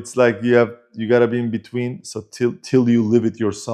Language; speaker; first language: English; non-native, fluent; Turkish